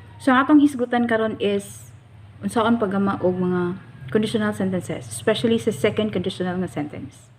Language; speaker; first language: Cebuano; native; Cebuano